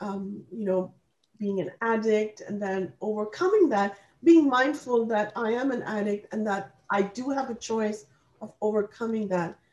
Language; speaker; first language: English; non-native, local second language; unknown